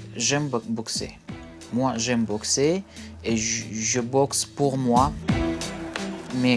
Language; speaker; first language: French; non-native, fluent; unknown